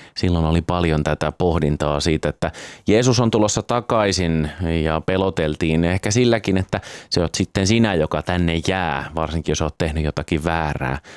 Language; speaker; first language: Finnish; native; Finnish